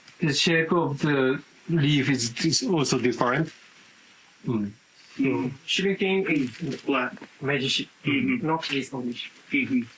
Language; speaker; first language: English; non-native, learner; Japanese